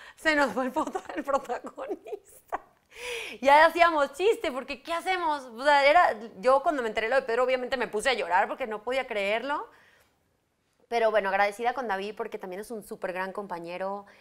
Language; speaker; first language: Spanish; native; Spanish